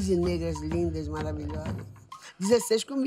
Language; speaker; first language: Portuguese; native; Portuguese